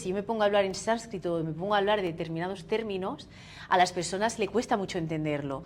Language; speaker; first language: Spanish; native; Spanish